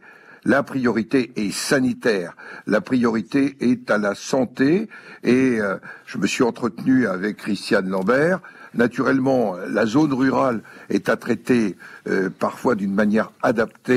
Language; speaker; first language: French; native; French